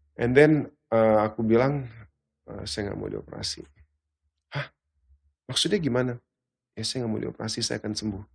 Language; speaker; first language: Indonesian; early bilingual, heritage; Indonesian